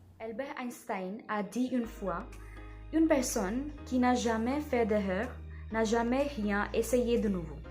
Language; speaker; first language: French; non-native, learner; Hindi